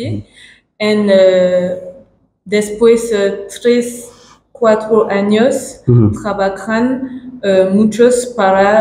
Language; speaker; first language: Spanish; non-native, learner; French